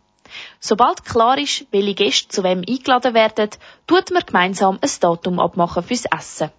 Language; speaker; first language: German; native; German